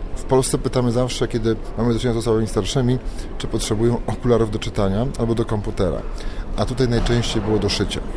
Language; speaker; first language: Polish; native; Polish